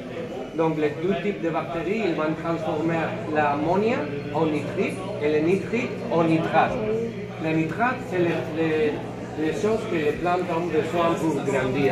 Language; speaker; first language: French; non-native, learner; Spanish